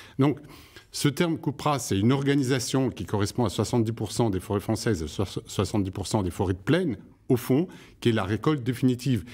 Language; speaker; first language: French; native; French